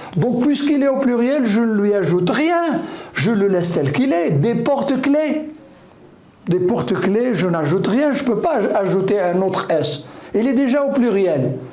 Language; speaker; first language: French; non-native, local second language; Arabic